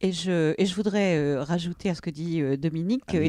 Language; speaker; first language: French; native; French